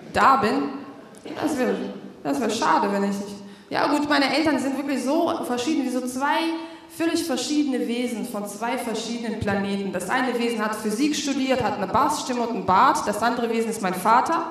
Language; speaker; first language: German; non-native, fluent; Russian